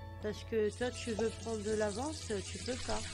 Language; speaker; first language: French; native; French